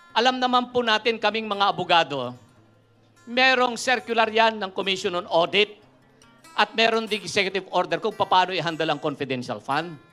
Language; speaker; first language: Filipino; non-native, local second language; Iloko